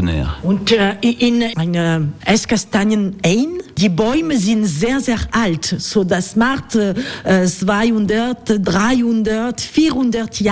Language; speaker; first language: German; non-native, learner; French